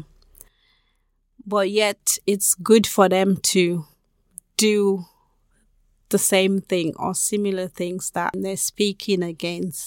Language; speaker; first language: English; non-native, local second language; Krio